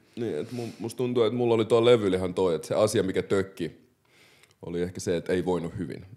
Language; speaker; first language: Finnish; native; Finnish